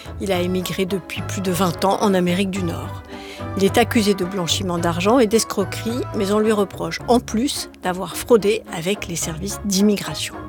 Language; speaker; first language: French; native; French